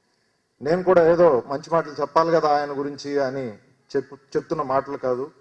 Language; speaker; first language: Telugu; native; Telugu